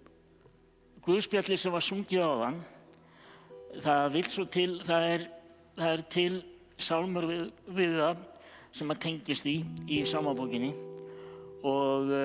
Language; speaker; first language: Icelandic; native; Icelandic